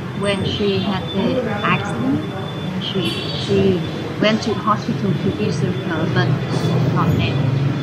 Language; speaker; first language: English; non-native, fluent; Vietnamese